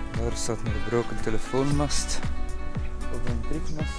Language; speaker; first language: Dutch; native; Dutch